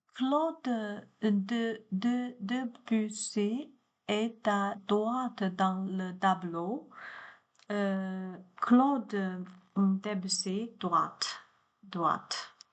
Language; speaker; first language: French; non-native, learner; Chinese